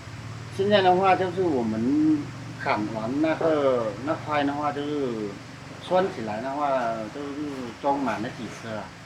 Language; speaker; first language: Chinese; non-native, fluent; Vietnamese